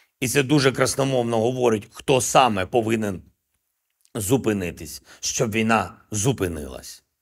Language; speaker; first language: Ukrainian; non-native, local second language; Russian